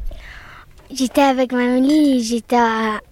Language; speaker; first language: French; early bilingual, heritage; French